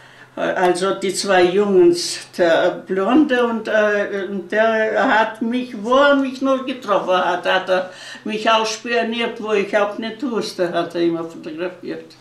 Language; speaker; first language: German; early bilingual, heritage; German